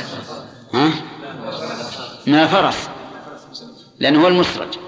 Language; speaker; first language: Arabic; native; Arabic